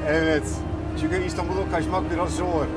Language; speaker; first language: Turkish; non-native, fluent; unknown